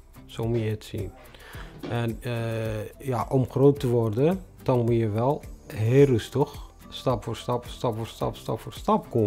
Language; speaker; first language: Dutch; non-native, fluent; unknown